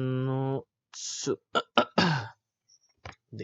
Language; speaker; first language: Japanese; non-native, learner; Malay